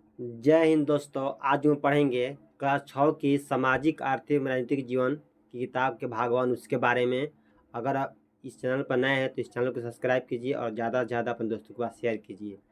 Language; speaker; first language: Hindi; native; Hindi